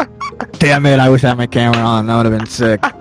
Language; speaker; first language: English; native; English